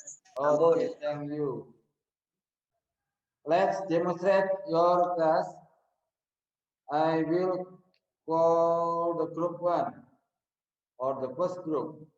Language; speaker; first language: English; non-native, learner; Indonesian